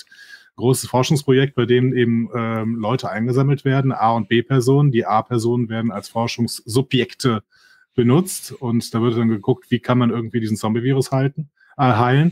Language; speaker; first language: German; native; German